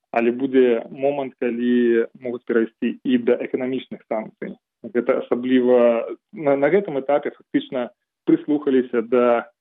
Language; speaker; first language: Belarusian; non-native, local second language; Russian